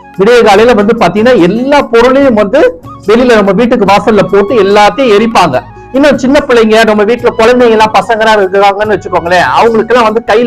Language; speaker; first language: Tamil; native; Tamil